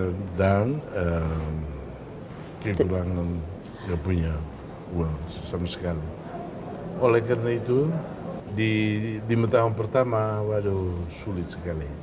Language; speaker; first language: Indonesian; non-native, fluent; Tetum